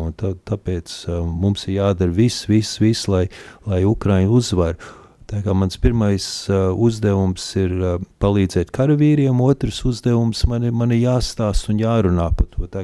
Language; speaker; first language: Latvian; early bilingual, heritage; Latvian